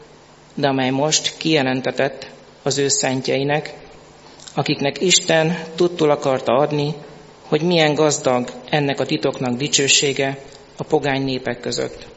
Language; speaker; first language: Hungarian; native; Hungarian